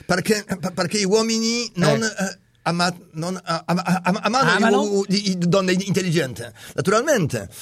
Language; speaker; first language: Italian; non-native, learner; Polish